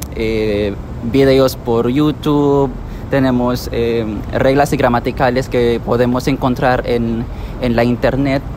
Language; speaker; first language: Spanish; non-native, fluent; Filipino